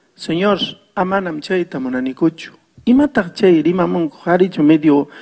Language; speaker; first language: Spanish; non-native, local second language; Quechua